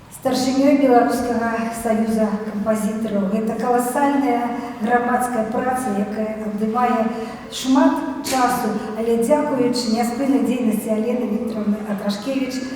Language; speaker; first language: Belarusian; non-native, local second language; Russian